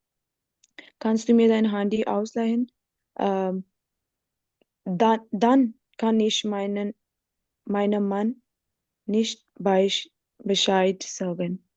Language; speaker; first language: German; non-native, learner; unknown